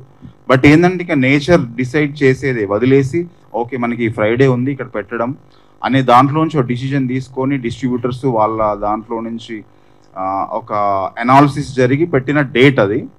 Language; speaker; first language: Telugu; native; Telugu